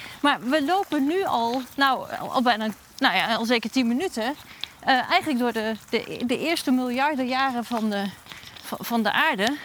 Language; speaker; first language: Dutch; native; Dutch